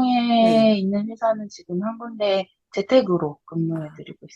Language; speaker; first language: Korean; native; Korean